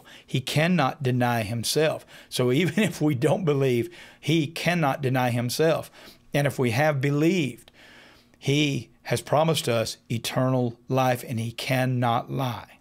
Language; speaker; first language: English; native; English